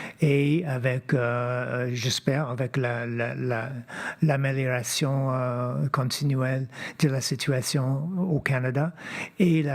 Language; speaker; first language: French; non-native, fluent; English